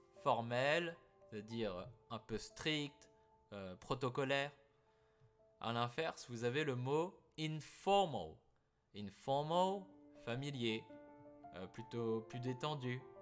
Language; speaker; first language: French; native; French